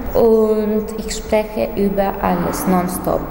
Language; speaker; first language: German; non-native, fluent; Greek